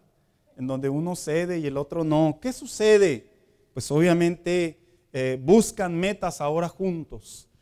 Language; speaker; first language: Spanish; native; Spanish